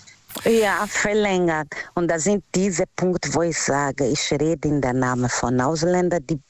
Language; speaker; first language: German; non-native, learner; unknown